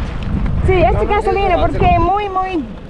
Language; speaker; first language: Spanish; non-native, learner; English